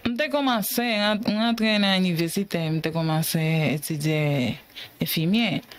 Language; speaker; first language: Haitian Creole; non-native, fluent; Spanish